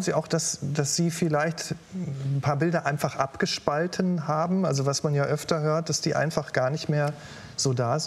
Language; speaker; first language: German; native; German